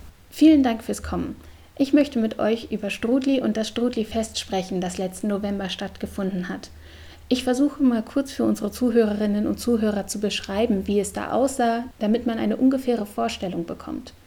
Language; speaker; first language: German; native; German